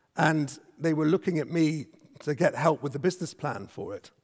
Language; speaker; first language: English; native; English